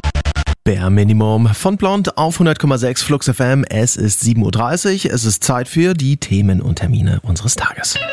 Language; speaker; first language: German; native; German